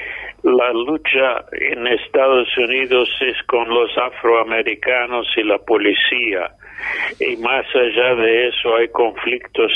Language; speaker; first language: Spanish; non-native, fluent; English